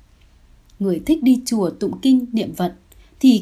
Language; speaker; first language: Vietnamese; native; Vietnamese